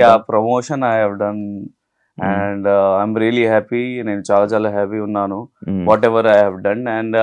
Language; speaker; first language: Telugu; non-native, local second language; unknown